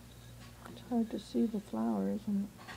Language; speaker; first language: English; native; English